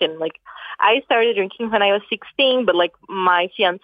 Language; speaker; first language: English; non-native, fluent; Portuguese